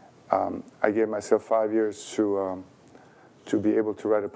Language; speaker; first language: English; non-native, fluent; Bosnian